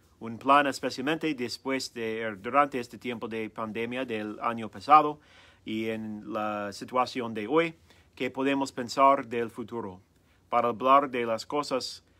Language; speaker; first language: Spanish; non-native, fluent; English